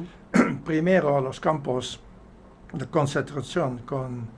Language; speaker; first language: Spanish; non-native, fluent; Dutch